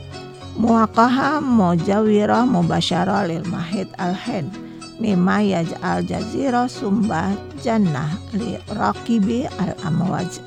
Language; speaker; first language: Arabic; non-native, fluent; Indonesian